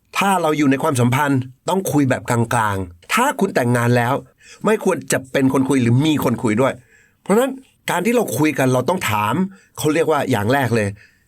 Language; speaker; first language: Thai; native; Thai